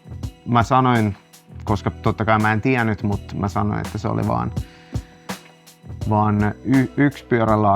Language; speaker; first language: Finnish; non-native, local second language; Swedish